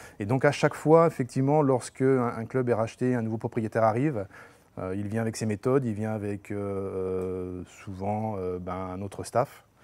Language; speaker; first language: French; native; French